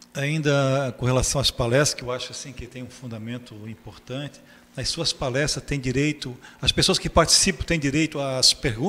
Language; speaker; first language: Portuguese; native; Portuguese